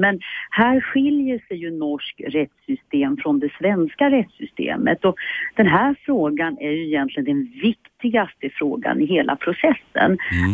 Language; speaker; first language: Swedish; native; Swedish